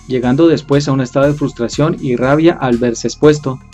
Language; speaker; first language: Spanish; native; Spanish